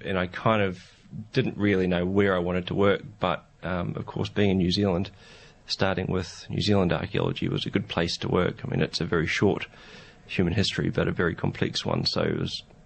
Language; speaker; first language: English; native; English